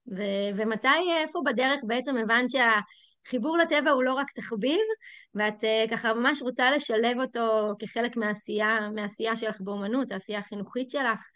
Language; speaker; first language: Hebrew; native; Hebrew